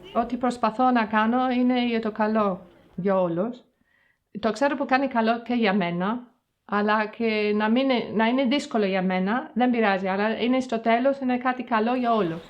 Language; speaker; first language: Greek; non-native, fluent; English